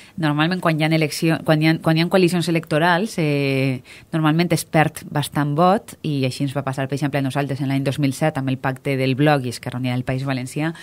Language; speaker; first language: Catalan; native; Catalan